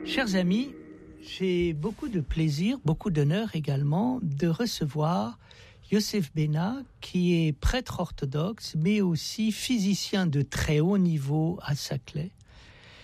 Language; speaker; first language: French; native; French